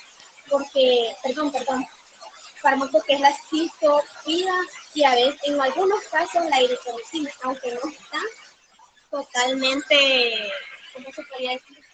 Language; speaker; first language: Spanish; native; Spanish